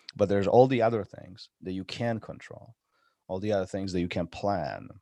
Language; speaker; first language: English; non-native, fluent; Polish